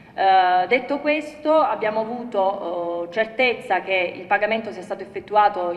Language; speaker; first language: Italian; native; Italian